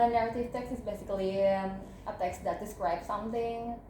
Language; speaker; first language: English; non-native, learner; Indonesian